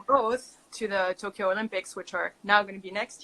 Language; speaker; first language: English; native; English